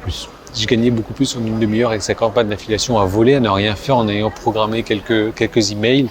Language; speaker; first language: French; native; French